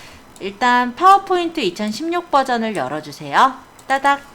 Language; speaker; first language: Korean; native; Korean